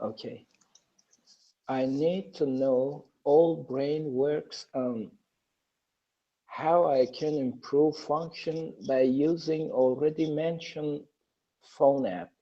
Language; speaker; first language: English; non-native, learner; Persian